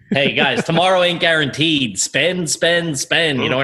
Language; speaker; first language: English; native; English